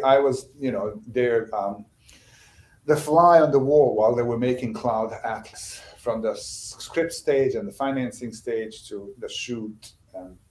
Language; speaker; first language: English; non-native, fluent; Bosnian